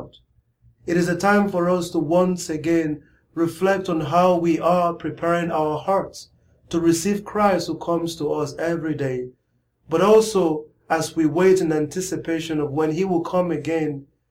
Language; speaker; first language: English; non-native, local second language; Igbo